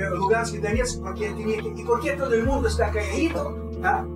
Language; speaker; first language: Spanish; non-native, fluent; Russian